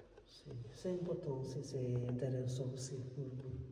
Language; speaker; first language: French; non-native, fluent; Bangla